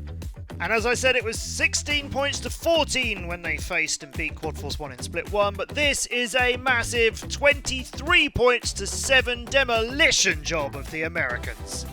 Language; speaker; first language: English; native; English